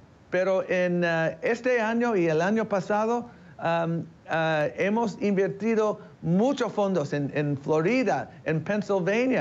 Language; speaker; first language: Spanish; early bilingual, heritage; English